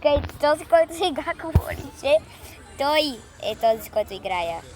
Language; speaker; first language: Bulgarian; early bilingual, heritage; Bulgarian